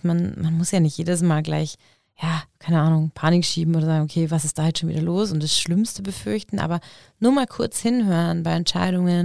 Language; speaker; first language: German; native; German